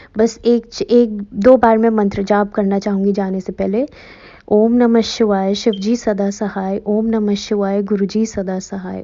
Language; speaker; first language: Hindi; native; Hindi